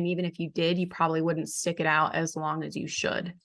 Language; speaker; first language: English; native; English